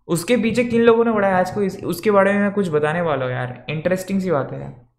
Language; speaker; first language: Hindi; non-native, local second language; Bangla